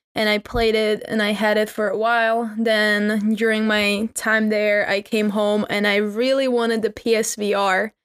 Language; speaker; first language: English; non-native, fluent; Czech